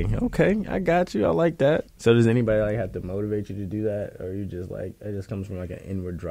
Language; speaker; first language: English; native; English